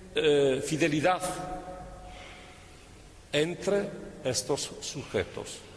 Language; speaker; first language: Spanish; non-native, fluent; Italian